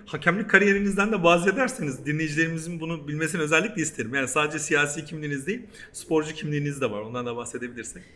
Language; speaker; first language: Turkish; early bilingual, heritage; Turkish